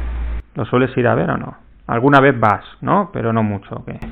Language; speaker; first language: Spanish; native; Spanish